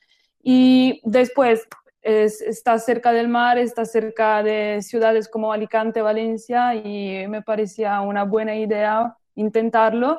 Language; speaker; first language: Spanish; non-native, learner; Italian